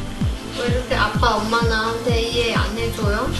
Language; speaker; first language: Korean; non-native, learner; Vietnamese